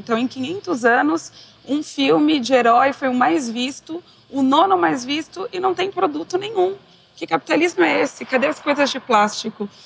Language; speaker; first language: Portuguese; native; Portuguese